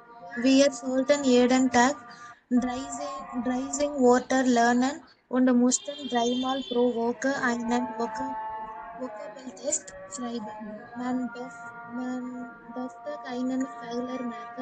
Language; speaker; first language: German; non-native, learner; Tamil